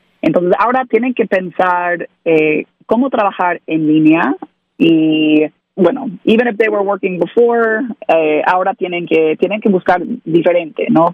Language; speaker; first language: Spanish; non-native, learner; English